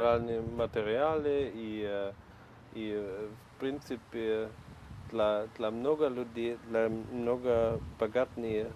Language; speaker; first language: Russian; non-native, learner; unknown